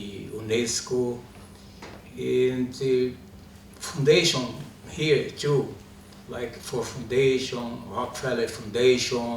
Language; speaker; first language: English; non-native, learner; Portuguese